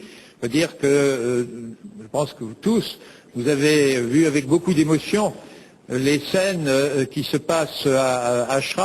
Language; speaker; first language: French; native; French